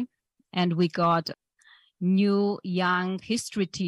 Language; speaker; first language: English; non-native, fluent; Polish